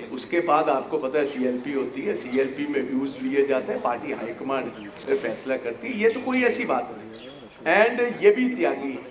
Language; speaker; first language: Hindi; non-native, local second language; Punjabi